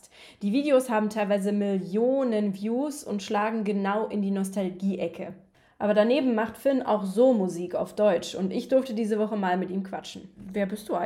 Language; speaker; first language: German; native; German